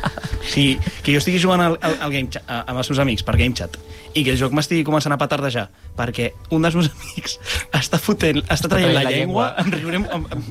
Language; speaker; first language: Catalan; native; Catalan